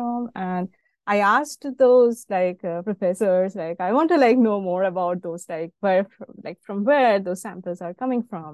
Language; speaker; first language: English; non-native, local second language; Bangla